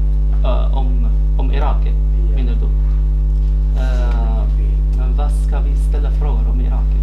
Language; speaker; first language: Swedish; non-native, fluent; Arabic